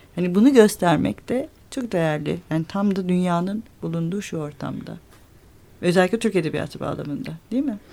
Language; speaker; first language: Turkish; native; Turkish